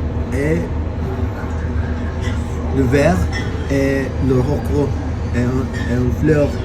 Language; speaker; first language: French; non-native, learner; Spanish